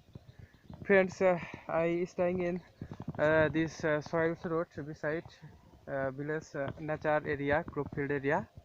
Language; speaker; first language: English; non-native, learner; Bangla